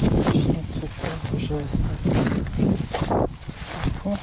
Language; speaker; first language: Polish; early bilingual, heritage; Polish